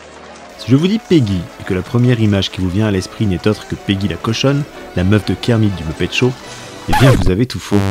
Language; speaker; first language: French; native; French